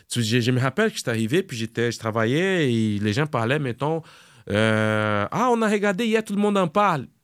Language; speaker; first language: French; non-native, fluent; Portuguese